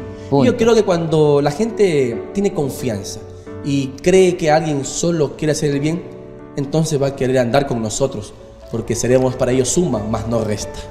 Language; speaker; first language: Spanish; native; Spanish